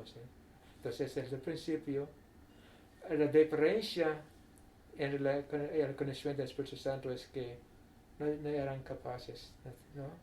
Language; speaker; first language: Spanish; non-native, fluent; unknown